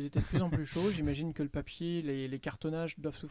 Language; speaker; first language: French; native; French